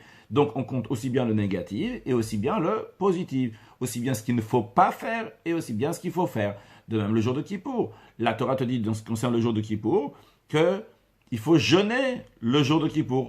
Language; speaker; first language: French; native; French